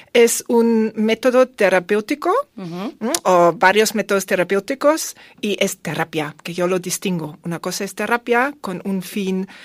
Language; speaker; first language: Spanish; non-native, fluent; German